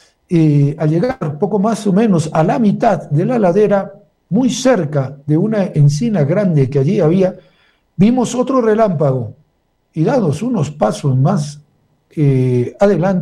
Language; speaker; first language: Spanish; native; Spanish